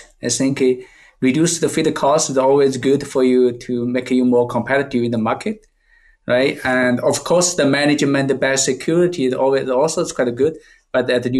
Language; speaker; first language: English; non-native, fluent; Chinese